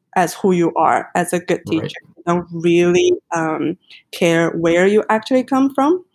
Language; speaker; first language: English; non-native, fluent; Chinese